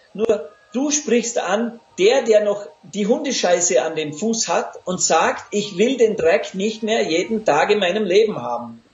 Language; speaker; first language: German; native; German